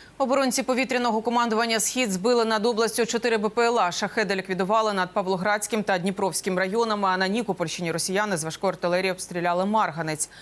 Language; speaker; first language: Ukrainian; native; Ukrainian